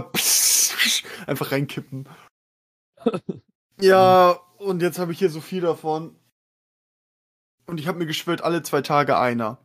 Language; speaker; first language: German; native; German